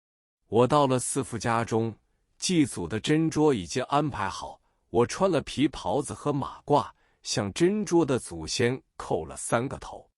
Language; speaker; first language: Chinese; native; Chinese